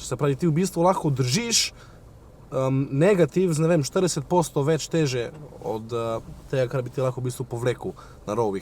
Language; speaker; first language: Slovenian; native; Slovenian